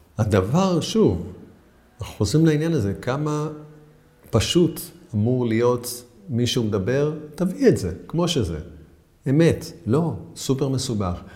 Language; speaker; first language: Hebrew; native; Hebrew